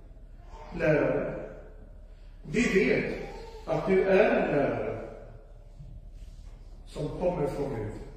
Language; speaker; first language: Swedish; non-native, fluent; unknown